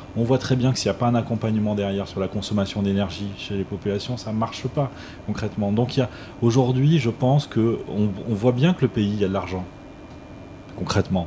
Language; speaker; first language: French; native; French